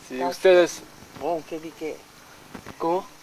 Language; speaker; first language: Spanish; non-native, learner; French